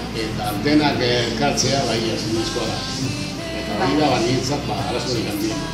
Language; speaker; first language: Basque; native; Basque